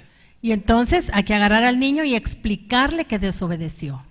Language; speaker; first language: Spanish; native; Spanish